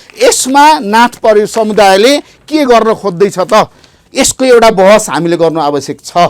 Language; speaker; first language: Nepali; native; Nepali